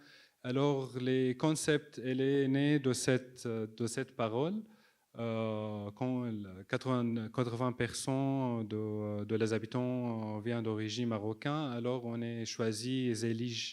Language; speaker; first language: French; non-native, fluent; Arabic